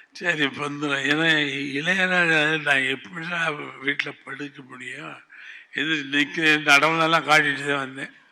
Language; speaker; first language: Tamil; native; Tamil